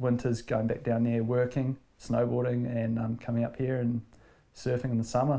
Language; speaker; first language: English; native; English